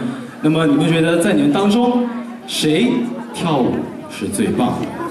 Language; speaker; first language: Chinese; native; Chinese